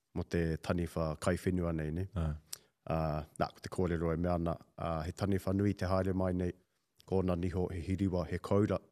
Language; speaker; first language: Māori; native; Māori